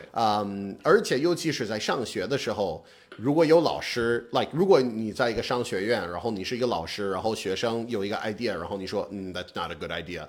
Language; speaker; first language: Chinese; non-native, fluent; English